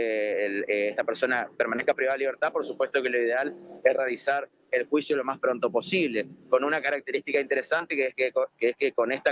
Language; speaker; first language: Spanish; native; Spanish